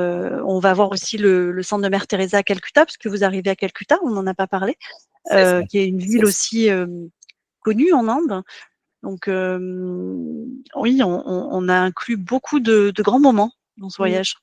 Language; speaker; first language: French; native; French